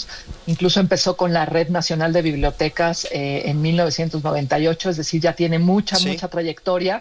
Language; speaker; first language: Spanish; native; Spanish